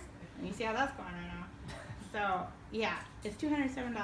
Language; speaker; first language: English; native; English